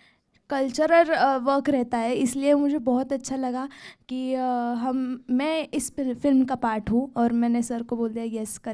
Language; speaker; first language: Hindi; non-native, local second language; Marathi